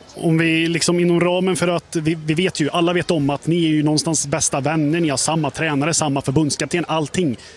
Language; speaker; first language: Swedish; native; Swedish